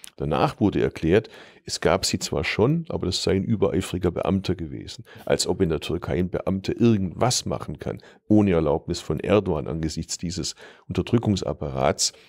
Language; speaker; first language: German; early bilingual, other home language; Turkish